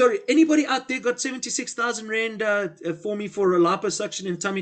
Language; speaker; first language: English; native; English